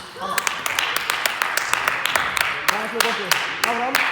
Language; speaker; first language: Icelandic; non-native, learner; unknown